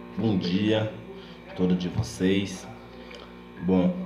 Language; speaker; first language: Portuguese; non-native, learner; Haitian Creole